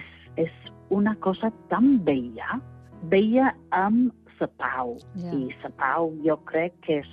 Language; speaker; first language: Catalan; non-native, fluent; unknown